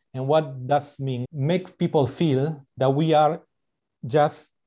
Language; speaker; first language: English; non-native, fluent; Spanish